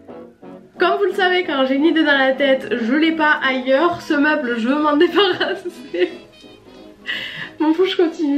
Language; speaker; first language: French; native; French